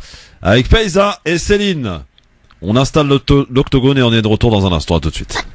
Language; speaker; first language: French; native; French